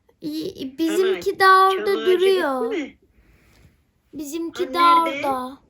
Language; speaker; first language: Turkish; early bilingual, heritage; Turkish